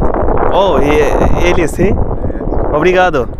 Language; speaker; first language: Portuguese; non-native, learner; Bangla